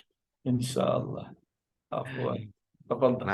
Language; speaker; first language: Arabic; non-native, fluent; Indonesian